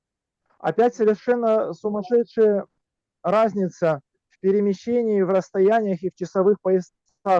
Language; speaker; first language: Russian; native; Russian